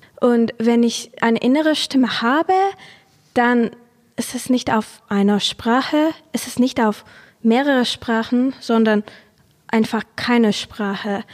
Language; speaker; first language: German; non-native, fluent; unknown